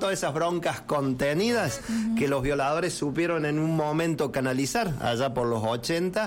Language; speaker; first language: Spanish; native; Spanish